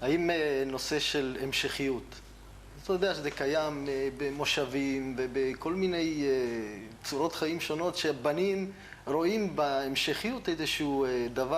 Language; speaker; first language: Hebrew; native; Hebrew